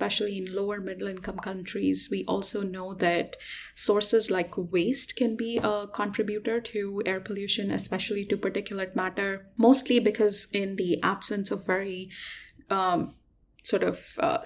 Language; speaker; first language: English; non-native, local second language; Hindi